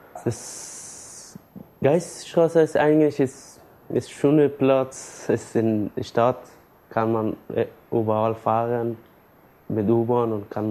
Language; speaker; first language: German; non-native, learner; Persian